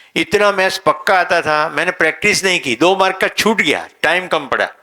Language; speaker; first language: Hindi; non-native, local second language; Gujarati